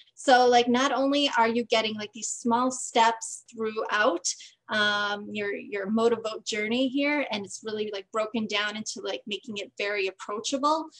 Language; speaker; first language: English; native; English